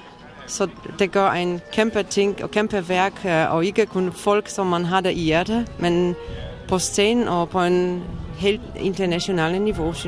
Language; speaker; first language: Danish; non-native, fluent; Polish